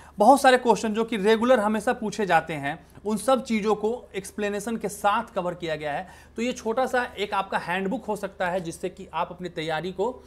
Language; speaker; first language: Hindi; native; Hindi